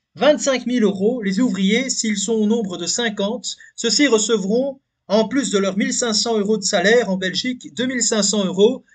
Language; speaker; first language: French; native; French